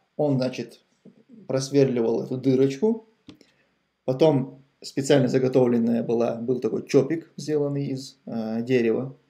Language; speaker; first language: Russian; non-native, local second language; Chechen